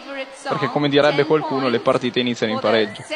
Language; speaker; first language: Italian; native; Italian